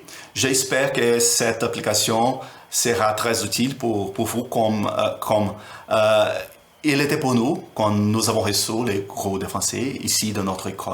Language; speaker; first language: French; non-native, learner; Portuguese